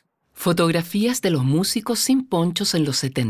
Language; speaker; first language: Spanish; native; Spanish